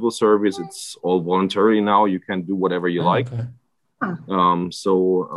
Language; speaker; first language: English; non-native, fluent; German